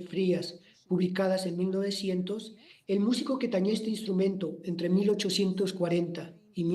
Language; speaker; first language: Spanish; native; Spanish